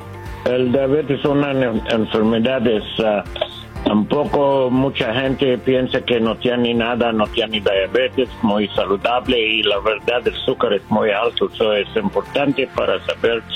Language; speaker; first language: Spanish; non-native, learner; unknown